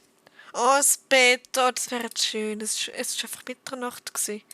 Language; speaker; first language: German; native; German